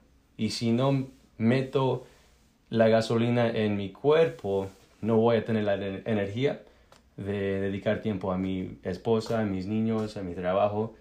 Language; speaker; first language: Spanish; early bilingual, heritage; Spanish